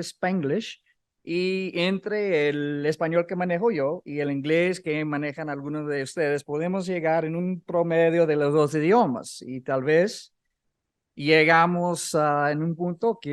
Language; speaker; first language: Spanish; non-native, fluent; English